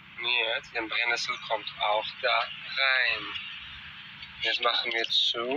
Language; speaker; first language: German; non-native, fluent; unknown